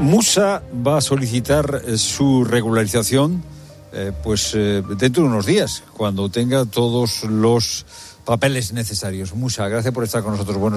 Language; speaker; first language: Spanish; native; Spanish